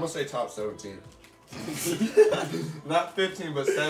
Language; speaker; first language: English; native; English